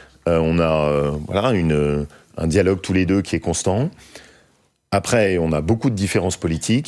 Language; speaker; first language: French; native; French